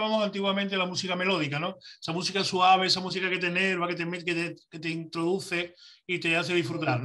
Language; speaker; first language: Spanish; native; Spanish